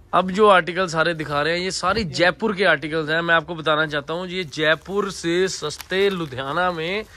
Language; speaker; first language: Hindi; non-native, local second language; Punjabi